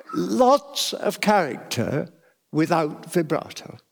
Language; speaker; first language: English; native; English